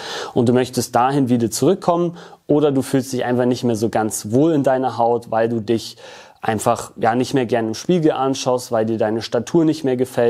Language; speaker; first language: German; native; German